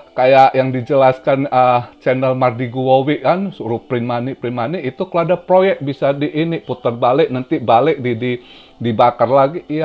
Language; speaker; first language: Indonesian; native; Indonesian